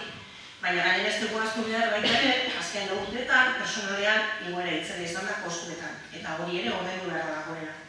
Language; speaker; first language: Basque; native; Basque